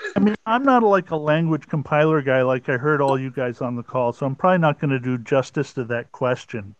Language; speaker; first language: English; native; English